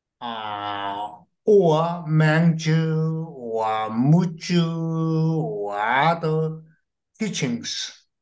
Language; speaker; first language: English; non-native, learner; Korean